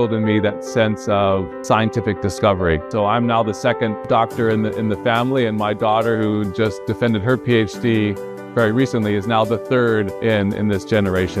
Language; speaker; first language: English; native; English